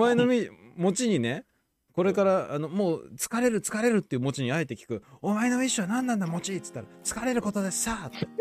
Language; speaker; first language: Japanese; native; Japanese